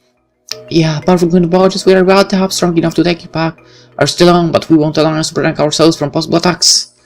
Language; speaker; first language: English; non-native, fluent; Polish